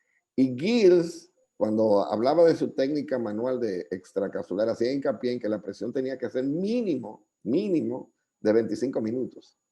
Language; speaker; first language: Spanish; native; Spanish